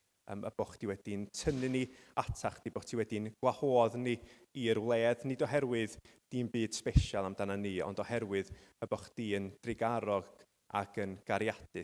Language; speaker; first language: Welsh; native; Welsh